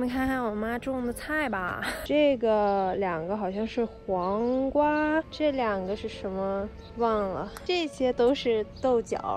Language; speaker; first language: Chinese; early bilingual, heritage; Chinese